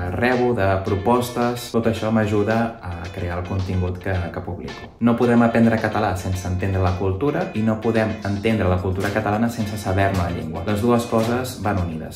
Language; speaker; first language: Catalan; native; Catalan